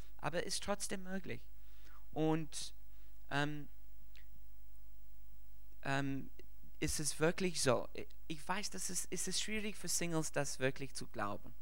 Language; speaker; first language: German; non-native, fluent; English